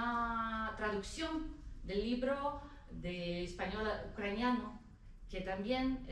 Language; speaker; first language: Spanish; non-native, fluent; Ukrainian